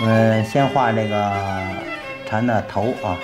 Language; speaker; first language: Chinese; native; Chinese